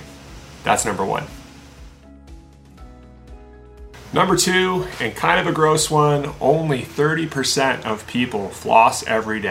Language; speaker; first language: English; native; English